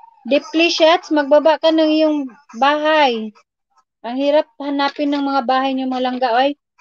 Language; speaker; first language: Filipino; non-native, local second language; Cebuano